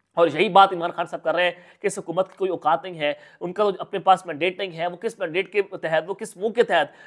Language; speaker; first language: Urdu; non-native, local second language; Punjabi